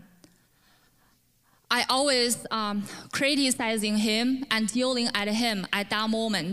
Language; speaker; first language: English; non-native, fluent; Chinese